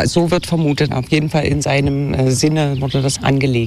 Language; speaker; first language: German; native; German